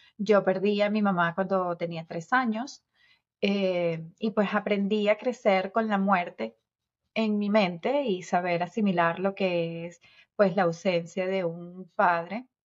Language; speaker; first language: Spanish; native; Spanish